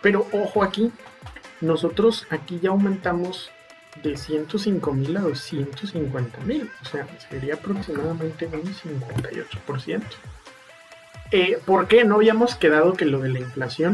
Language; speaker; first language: Spanish; native; Spanish